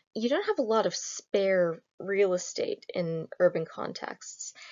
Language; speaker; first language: English; native; English